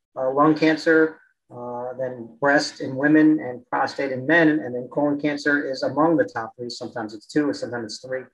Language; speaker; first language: English; native; English